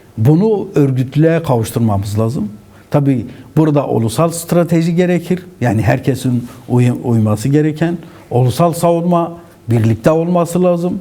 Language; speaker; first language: Turkish; non-native, local second language; Kurdish